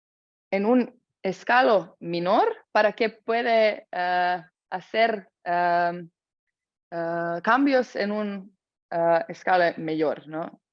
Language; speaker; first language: Spanish; non-native, fluent; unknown